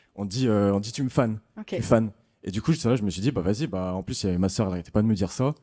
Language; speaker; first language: French; native; French